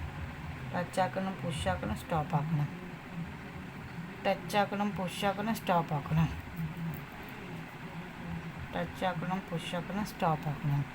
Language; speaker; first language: Malayalam; non-native, fluent; Hindi